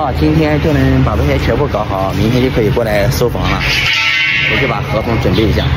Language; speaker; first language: Chinese; native; Chinese